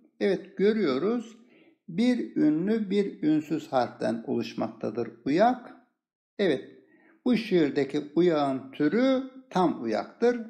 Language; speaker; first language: Turkish; native; Turkish